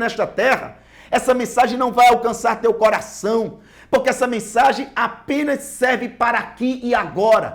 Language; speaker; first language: Portuguese; native; Portuguese